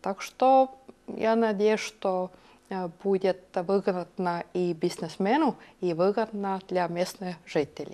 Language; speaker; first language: Russian; non-native, local second language; Estonian